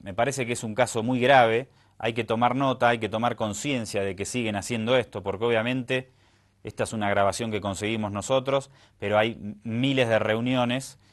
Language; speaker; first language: Spanish; native; Spanish